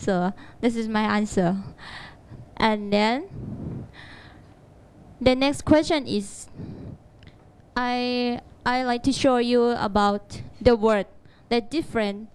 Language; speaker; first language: English; non-native, learner; Thai